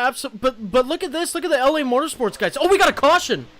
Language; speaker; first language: English; native; English